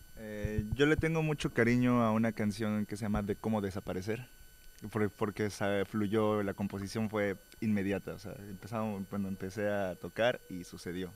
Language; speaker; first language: Spanish; native; Spanish